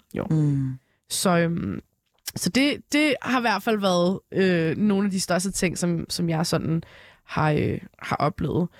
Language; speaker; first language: Danish; early bilingual, other home language; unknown